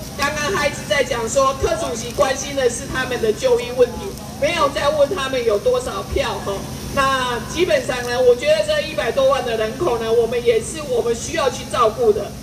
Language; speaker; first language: Chinese; native; Chinese